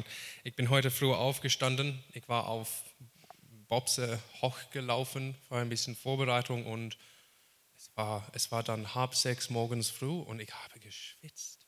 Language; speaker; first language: German; non-native, fluent; English